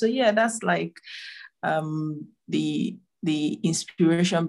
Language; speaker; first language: English; non-native, local second language; Igbo